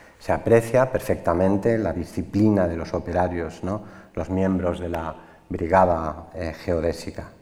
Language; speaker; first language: Spanish; native; Spanish